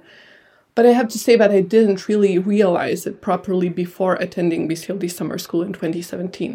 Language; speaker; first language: English; non-native, fluent; Lithuanian